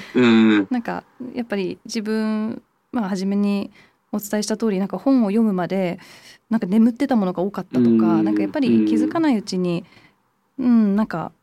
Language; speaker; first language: Japanese; early bilingual, heritage; English